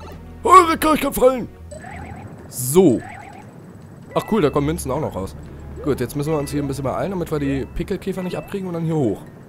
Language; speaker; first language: German; native; German